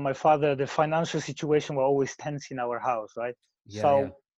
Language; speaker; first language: English; non-native, fluent; Polish